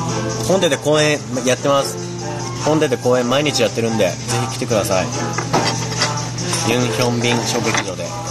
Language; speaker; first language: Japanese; non-native, fluent; Korean